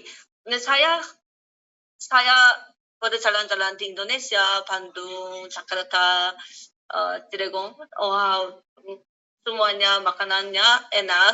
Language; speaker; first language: Indonesian; non-native, learner; Korean